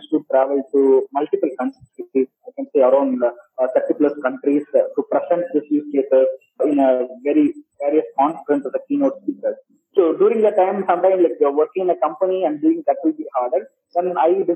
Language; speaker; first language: English; non-native, local second language; Tamil